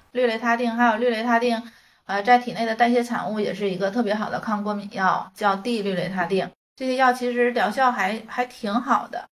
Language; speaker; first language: Chinese; native; Chinese